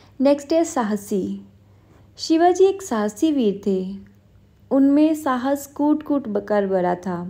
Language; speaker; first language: Hindi; non-native, local second language; Punjabi